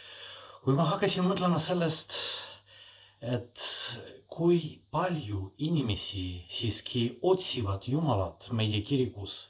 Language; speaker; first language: Estonian; non-native, fluent; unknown